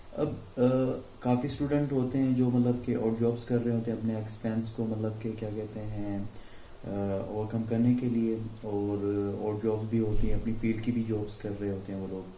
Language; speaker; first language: Urdu; non-native, local second language; Sindhi